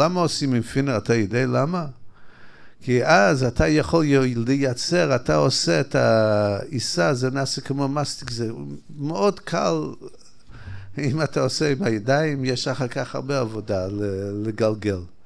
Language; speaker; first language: Hebrew; non-native, fluent; English